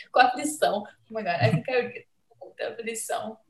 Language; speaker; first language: English; early bilingual, other home language; Portuguese